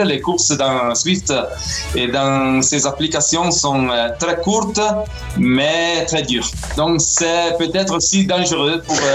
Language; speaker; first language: French; non-native, fluent; Italian